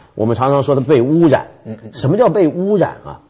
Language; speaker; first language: Chinese; early bilingual, other home language; Cantonese